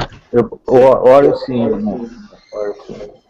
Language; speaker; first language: Portuguese; native; Portuguese